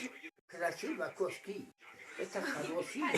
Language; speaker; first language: Russian; non-native, learner; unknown